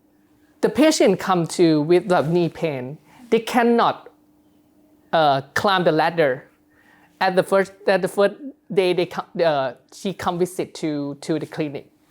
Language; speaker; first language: English; non-native, learner; Thai